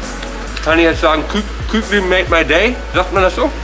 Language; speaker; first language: German; native; German